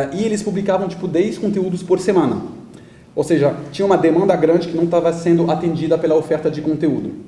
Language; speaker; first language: Portuguese; non-native, fluent; French